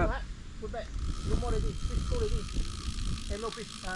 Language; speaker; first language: English; non-native, local second language; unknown